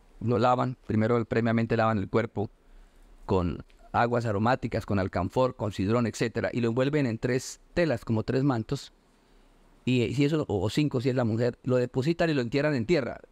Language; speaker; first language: Spanish; native; Spanish